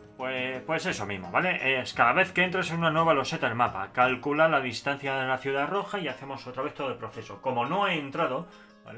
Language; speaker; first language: Spanish; native; Spanish